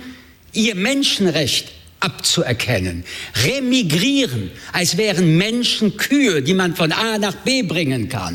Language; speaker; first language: German; early bilingual, other home language; French